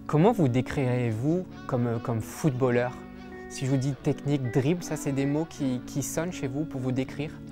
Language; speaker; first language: French; native; French